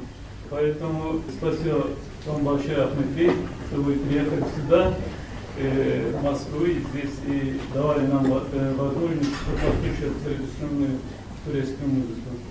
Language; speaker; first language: Russian; non-native, fluent; Turkish